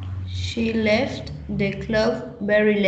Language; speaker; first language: English; non-native, learner; Spanish